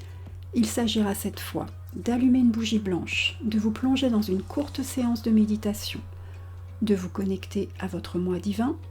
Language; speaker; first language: French; native; French